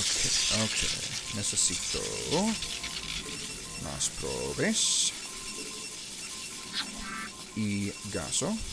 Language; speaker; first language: Spanish; non-native, learner; English